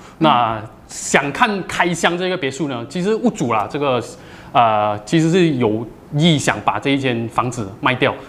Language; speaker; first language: Chinese; native; Chinese